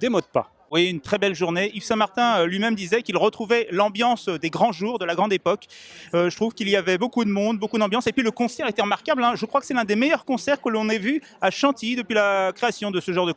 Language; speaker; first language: French; native; French